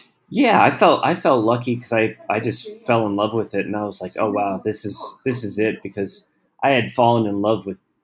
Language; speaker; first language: English; native; English